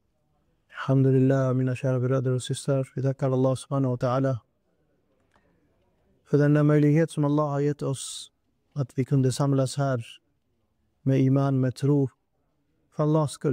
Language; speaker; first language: Swedish; non-native, fluent; Urdu